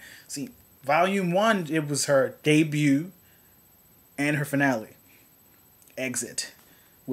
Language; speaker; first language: English; native; English